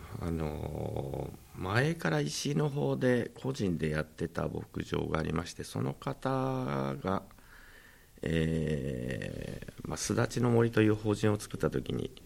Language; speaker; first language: Japanese; native; Japanese